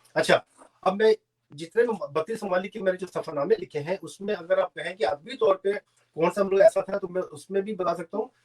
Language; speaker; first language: Urdu; native; Urdu